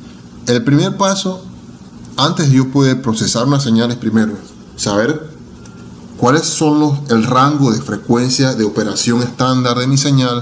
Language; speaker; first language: Spanish; native; Spanish